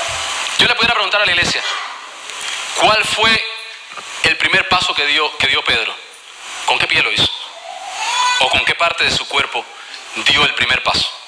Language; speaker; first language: Spanish; native; Spanish